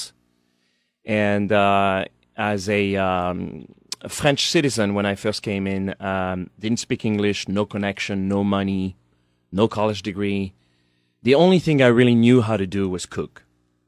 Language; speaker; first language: English; non-native, fluent; French